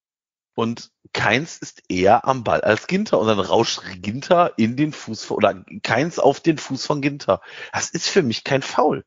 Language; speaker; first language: German; native; German